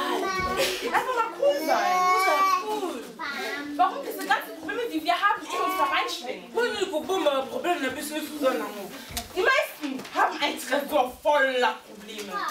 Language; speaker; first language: German; early bilingual, heritage; Lingala